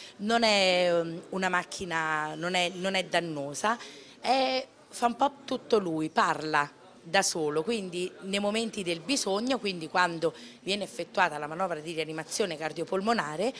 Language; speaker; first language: Italian; native; Italian